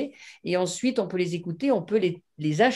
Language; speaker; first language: French; native; French